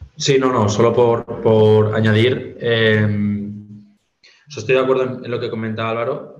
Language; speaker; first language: Spanish; native; Spanish